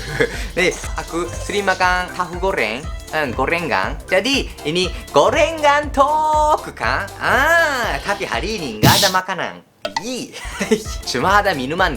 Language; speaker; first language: Indonesian; non-native, learner; Japanese